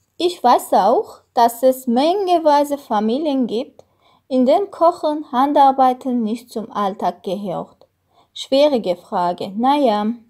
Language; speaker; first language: German; non-native, learner; Armenian